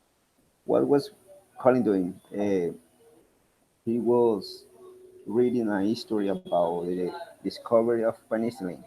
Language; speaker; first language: English; non-native, learner; Spanish